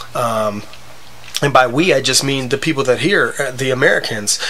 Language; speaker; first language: English; native; English